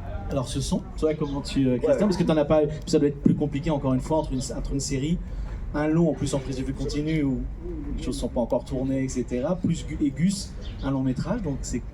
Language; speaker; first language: French; native; French